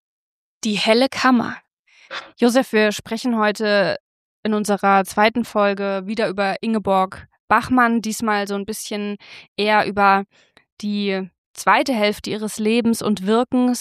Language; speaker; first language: German; native; German